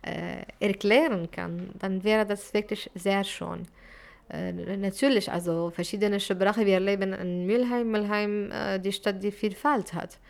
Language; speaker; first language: German; non-native, fluent; Arabic